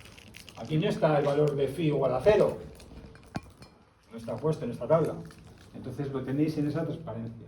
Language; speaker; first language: Spanish; native; Spanish